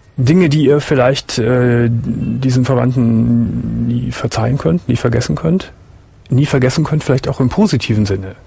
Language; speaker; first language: German; native; German